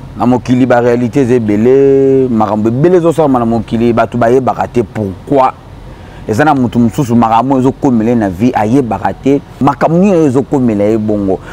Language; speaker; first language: Lingala; native; Lingala